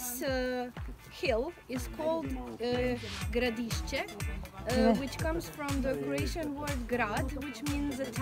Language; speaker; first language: English; non-native, fluent; Croatian